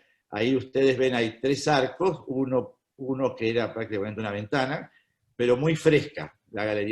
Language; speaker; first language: Spanish; native; Spanish